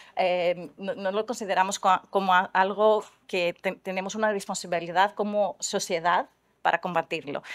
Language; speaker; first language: Spanish; non-native, fluent; Greek